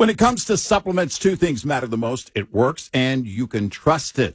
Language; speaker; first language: English; native; English